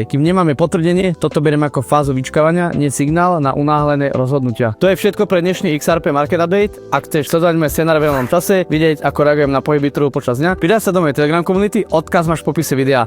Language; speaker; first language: Slovak; native; Slovak